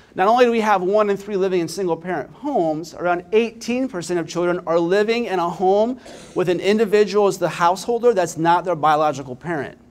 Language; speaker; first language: English; native; English